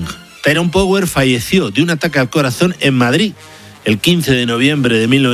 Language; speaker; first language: Spanish; native; Spanish